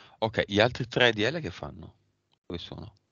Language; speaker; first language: Italian; native; Italian